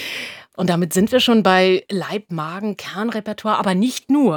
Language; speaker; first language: German; native; German